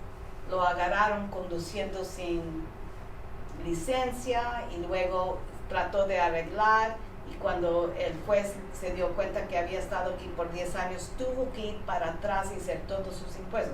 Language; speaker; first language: Spanish; early bilingual, heritage; Spanish